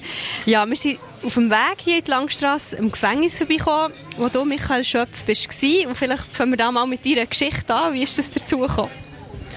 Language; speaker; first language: German; native; German